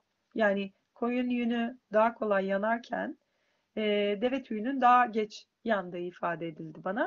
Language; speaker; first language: Turkish; native; Turkish